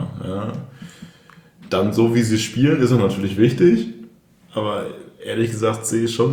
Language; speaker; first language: German; native; German